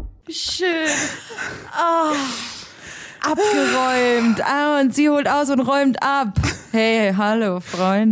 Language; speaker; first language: German; native; German